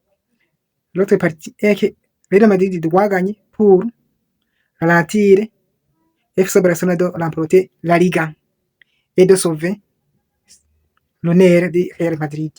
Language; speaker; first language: French; non-native, local second language; Kinyarwanda